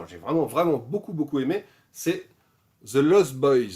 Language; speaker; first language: French; native; French